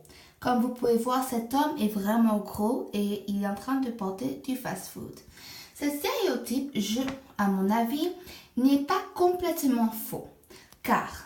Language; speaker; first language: French; non-native, fluent; English